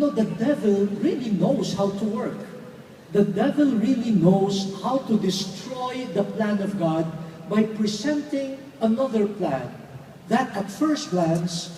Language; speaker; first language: English; non-native, local second language; Filipino